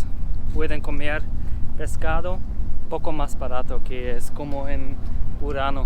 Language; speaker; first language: Spanish; non-native, learner; German